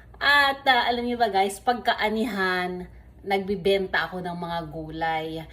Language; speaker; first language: Filipino; non-native, local second language; Iloko